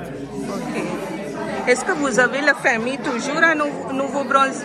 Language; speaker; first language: French; non-native, learner; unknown